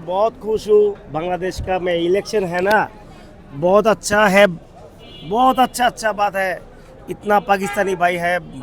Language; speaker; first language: Hindi; non-native, learner; Bangla